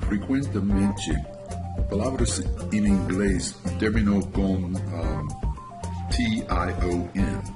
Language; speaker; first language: Portuguese; non-native, learner; English